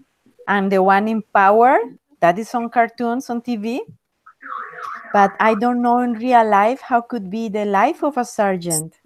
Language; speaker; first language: English; non-native, fluent; Spanish